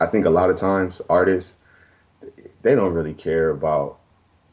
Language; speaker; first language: English; native; English